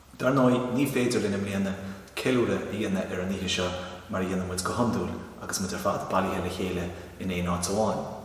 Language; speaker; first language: Irish; native; Irish